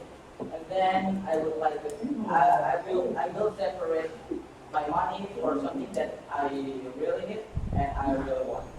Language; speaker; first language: English; non-native, learner; Indonesian